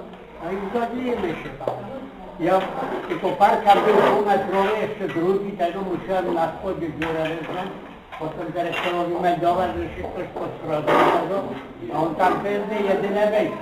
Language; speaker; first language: Polish; native; Polish